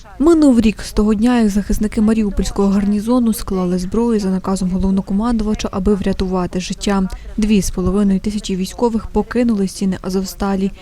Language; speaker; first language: Ukrainian; native; Ukrainian